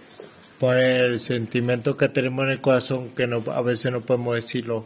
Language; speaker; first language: Spanish; non-native, local second language; Catalan